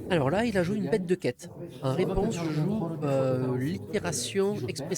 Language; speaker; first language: French; native; French